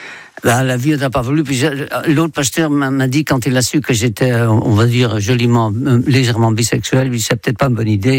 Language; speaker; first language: French; non-native, fluent; Dutch